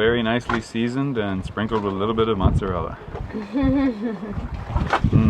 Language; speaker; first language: English; native; English